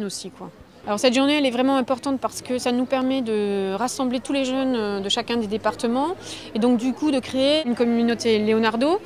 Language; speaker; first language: French; native; French